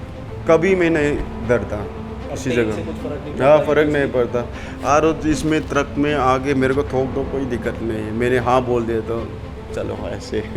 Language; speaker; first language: Hindi; non-native, local second language; Manipuri